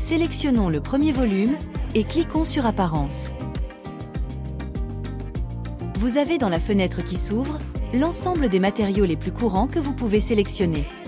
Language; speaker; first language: French; native; French